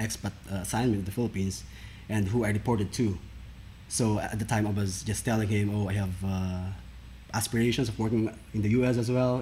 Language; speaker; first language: English; non-native, local second language; Filipino